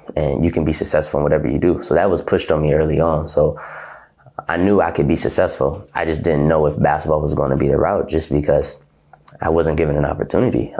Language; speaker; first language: English; native; English